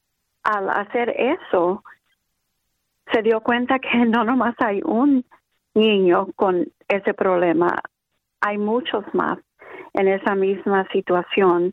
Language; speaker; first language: Spanish; early bilingual, other home language; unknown